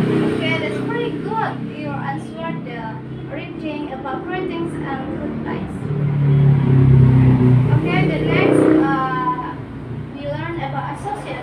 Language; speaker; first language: English; non-native, learner; Indonesian